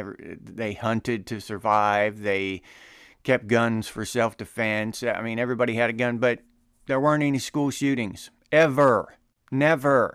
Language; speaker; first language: English; native; English